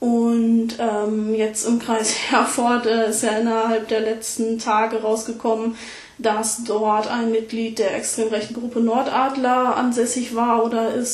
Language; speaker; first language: German; native; German